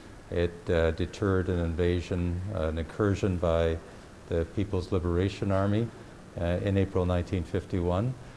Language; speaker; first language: English; native; English